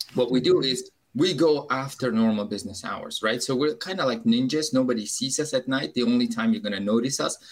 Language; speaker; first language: English; non-native, fluent; Uzbek